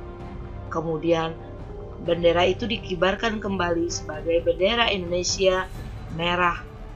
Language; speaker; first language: Indonesian; native; Indonesian